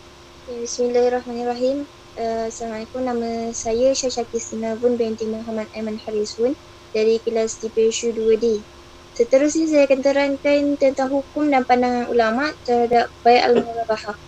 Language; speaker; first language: Malay; native; Malay